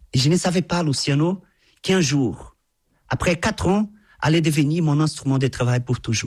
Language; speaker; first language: French; non-native, fluent; Portuguese